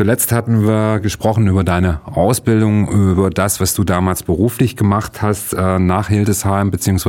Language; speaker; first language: German; native; German